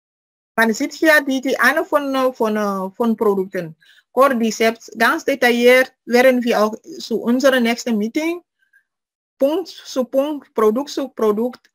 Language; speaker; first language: German; non-native, fluent; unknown